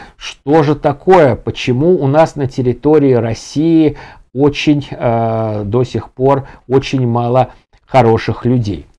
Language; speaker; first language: Russian; native; Russian